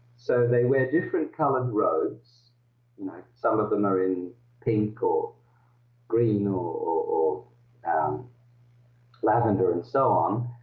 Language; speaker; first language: English; early bilingual, other home language; Dutch